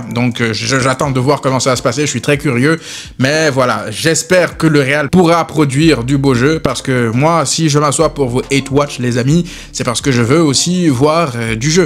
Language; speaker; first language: French; native; French